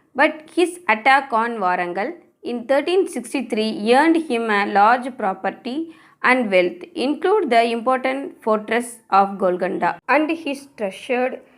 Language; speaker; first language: English; non-native, local second language; Tamil